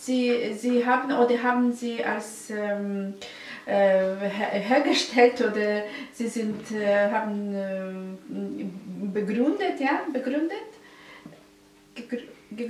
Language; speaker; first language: German; non-native, learner; Russian